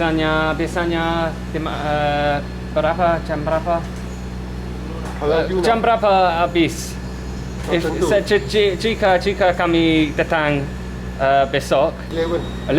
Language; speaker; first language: Indonesian; non-native, learner; English